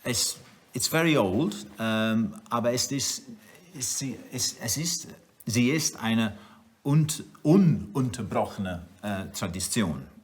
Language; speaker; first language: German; non-native, learner; Welsh